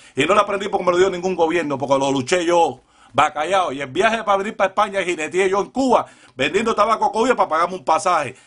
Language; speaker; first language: Spanish; native; Spanish